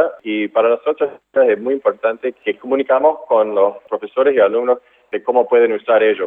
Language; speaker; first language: Spanish; non-native, fluent; English